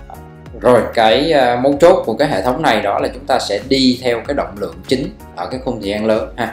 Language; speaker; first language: Vietnamese; native; Vietnamese